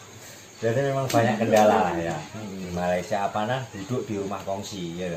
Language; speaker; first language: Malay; non-native, local second language; Javanese